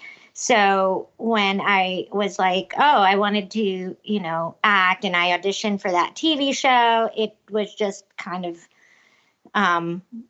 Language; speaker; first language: English; non-native, local second language; Cebuano